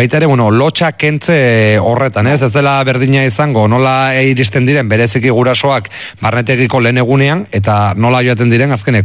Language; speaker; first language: Basque; native; Basque